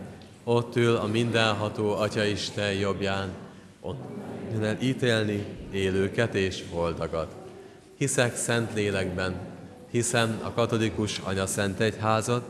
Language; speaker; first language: Hungarian; native; Hungarian